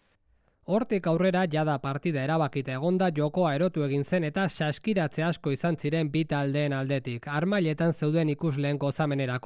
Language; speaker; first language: Basque; native; Basque